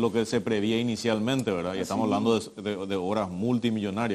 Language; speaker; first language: Spanish; native; Spanish